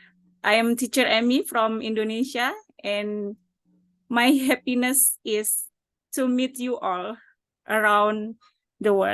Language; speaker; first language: English; non-native, learner; Indonesian